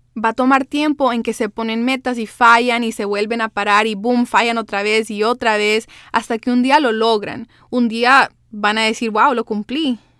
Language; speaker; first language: Spanish; early bilingual, heritage; Spanish